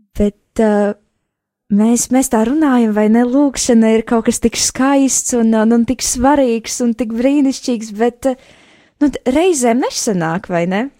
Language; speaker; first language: Latvian; native; Latvian